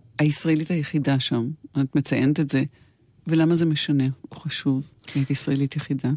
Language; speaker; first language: Hebrew; native; Hebrew